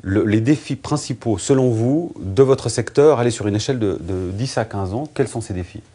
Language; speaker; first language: French; native; French